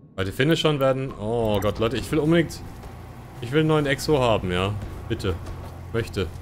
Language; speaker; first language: German; non-native, fluent; English